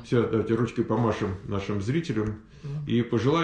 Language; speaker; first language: Russian; native; Russian